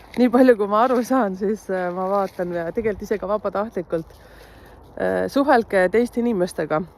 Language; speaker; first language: Estonian; native; Estonian